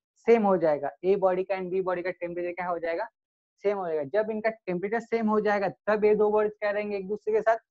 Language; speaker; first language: Hindi; native; Hindi